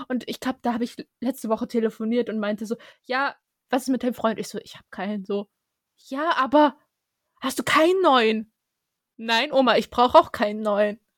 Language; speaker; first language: German; early bilingual, other home language; Russian